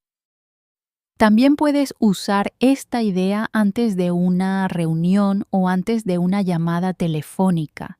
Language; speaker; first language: Spanish; non-native, fluent; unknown